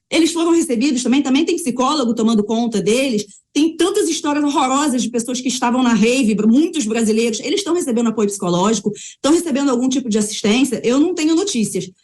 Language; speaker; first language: Portuguese; native; Portuguese